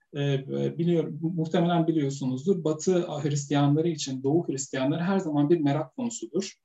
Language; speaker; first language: Turkish; native; Turkish